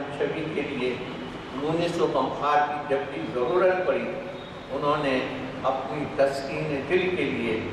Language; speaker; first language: Urdu; native; Urdu